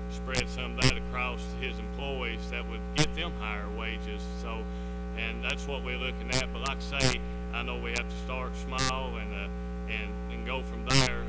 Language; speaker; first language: English; native; English